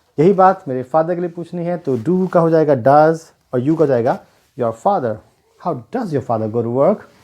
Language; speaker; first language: Hindi; native; Hindi